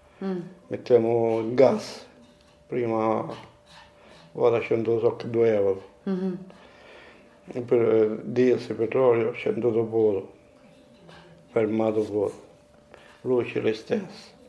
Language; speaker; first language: Italian; non-native, learner; Maltese